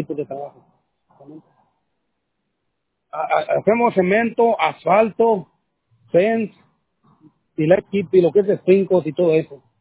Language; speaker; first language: Spanish; native; Spanish